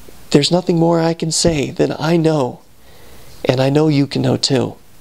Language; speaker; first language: English; native; English